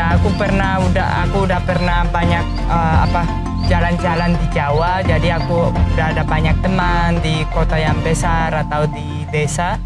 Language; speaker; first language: Indonesian; non-native, fluent; Spanish